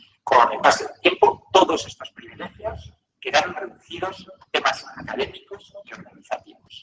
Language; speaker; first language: Spanish; native; Spanish